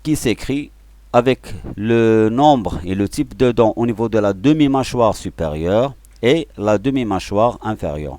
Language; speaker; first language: French; non-native, local second language; Arabic